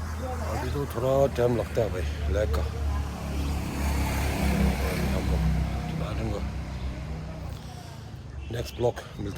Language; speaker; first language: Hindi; non-native, local second language; Tibetan